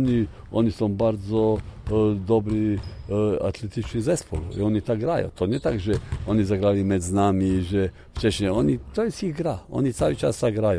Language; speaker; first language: Polish; non-native, fluent; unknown